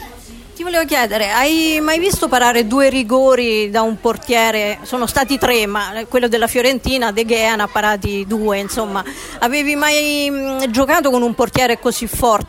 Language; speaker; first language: Italian; native; Italian